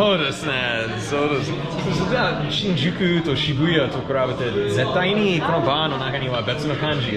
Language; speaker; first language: Japanese; non-native, fluent; English